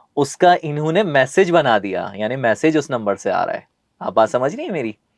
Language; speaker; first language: Urdu; native; Urdu